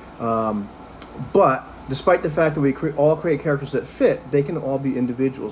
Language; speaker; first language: English; native; English